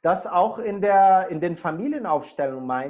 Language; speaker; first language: German; non-native, fluent; Portuguese